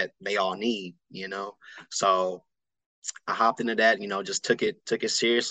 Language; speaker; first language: English; native; English